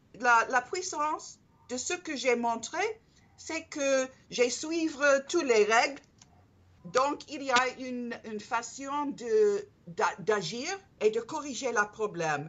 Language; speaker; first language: French; non-native, learner; English